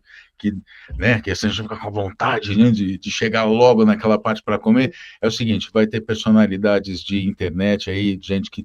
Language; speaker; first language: Portuguese; native; Portuguese